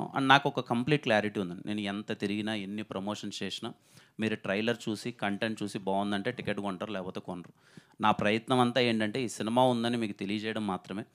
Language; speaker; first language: Telugu; native; Telugu